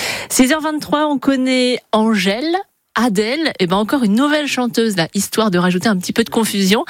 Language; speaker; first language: French; native; French